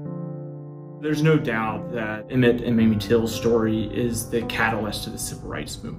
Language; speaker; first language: English; native; English